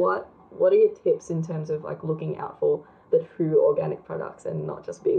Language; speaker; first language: English; non-native, local second language; Filipino